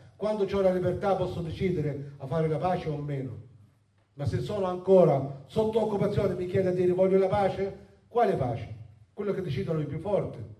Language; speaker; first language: Italian; non-native, fluent; Arabic